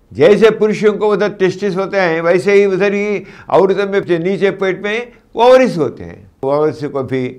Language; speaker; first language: Hindi; non-native, local second language; Telugu